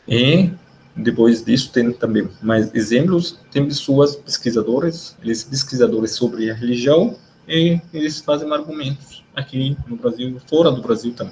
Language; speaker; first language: Portuguese; non-native, fluent; Arabic